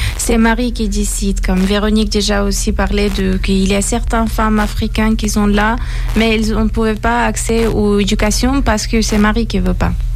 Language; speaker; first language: French; non-native, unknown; Persian